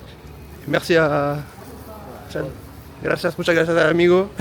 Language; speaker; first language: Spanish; non-native, learner; French